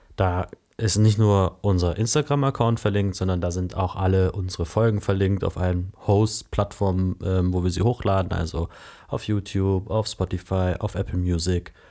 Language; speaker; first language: German; native; German